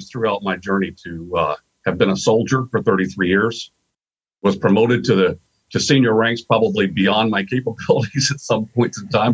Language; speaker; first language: English; native; English